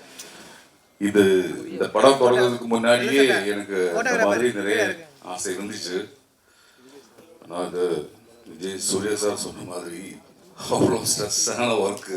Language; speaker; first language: Tamil; non-native, learner; Malayalam